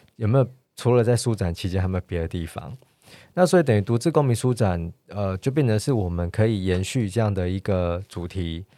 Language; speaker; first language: Chinese; native; Chinese